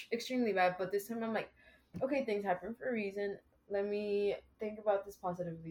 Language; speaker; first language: English; early bilingual, other home language; Spanish